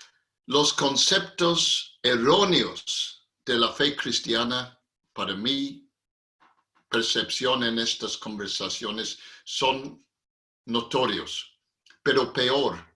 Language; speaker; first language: Spanish; non-native, fluent; English